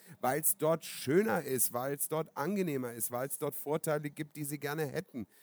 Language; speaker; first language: German; native; German